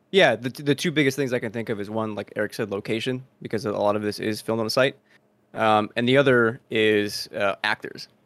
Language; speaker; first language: English; early bilingual, other home language; Spanish